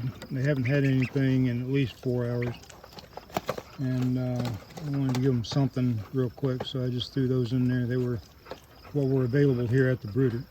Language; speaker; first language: English; native; English